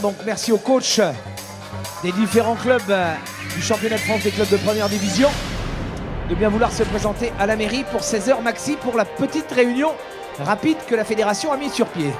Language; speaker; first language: French; native; French